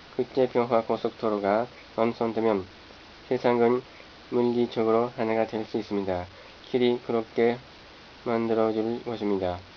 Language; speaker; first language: Korean; non-native, fluent; Japanese